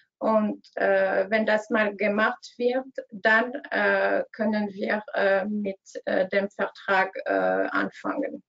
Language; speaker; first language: German; non-native, learner; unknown